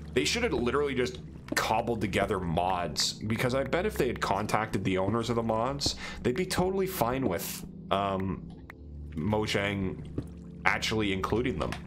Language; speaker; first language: English; native; English